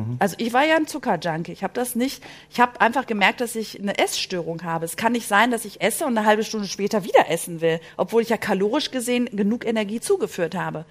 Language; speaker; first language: German; early bilingual, other home language; Greek